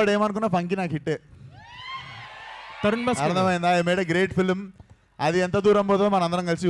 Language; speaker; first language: Telugu; native; Telugu